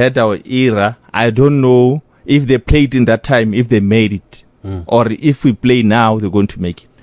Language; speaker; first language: English; non-native, local second language; Northern Sotho